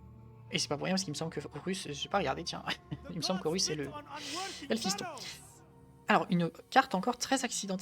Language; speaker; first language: French; native; French